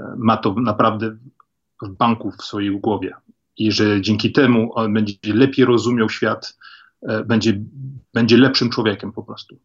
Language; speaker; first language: Polish; early bilingual, heritage; Polish